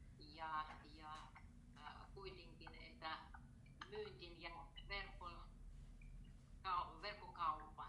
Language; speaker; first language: Finnish; non-native, learner; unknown